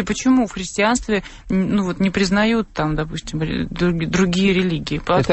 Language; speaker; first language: Russian; native; Russian